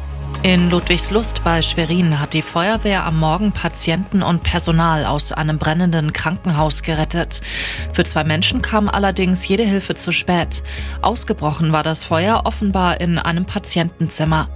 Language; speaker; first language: German; native; German